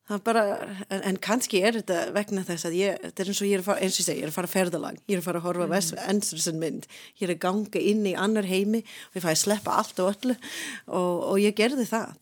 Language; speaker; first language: Icelandic; non-native, fluent; English